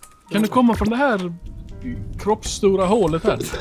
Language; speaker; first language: Swedish; native; Swedish